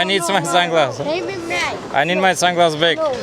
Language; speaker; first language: English; non-native, learner; Slovak